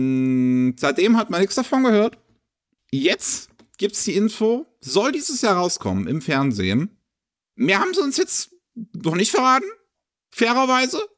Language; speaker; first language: German; native; German